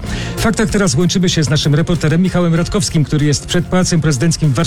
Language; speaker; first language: Polish; native; Polish